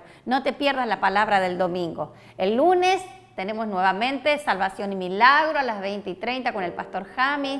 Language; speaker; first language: Spanish; native; Spanish